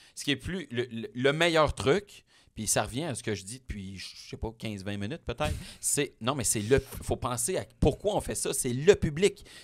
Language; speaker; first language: French; native; French